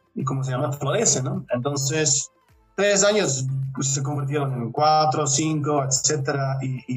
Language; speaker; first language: Spanish; non-native, fluent; Dutch